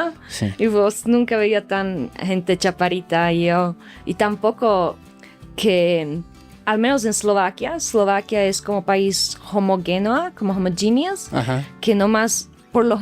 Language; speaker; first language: Spanish; non-native, fluent; Slovak